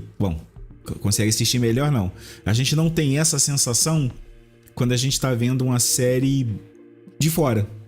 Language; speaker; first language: Portuguese; native; Portuguese